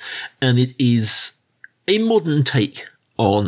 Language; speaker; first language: English; native; English